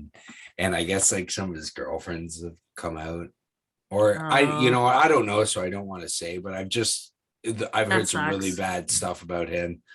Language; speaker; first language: English; native; English